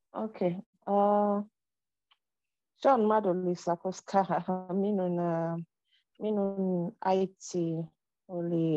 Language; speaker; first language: Finnish; non-native, learner; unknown